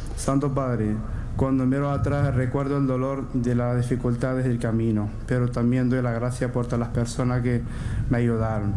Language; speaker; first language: Spanish; non-native, learner; Arabic